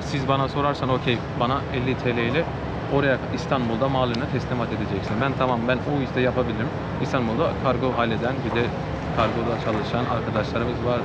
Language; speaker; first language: Turkish; non-native, fluent; Bangla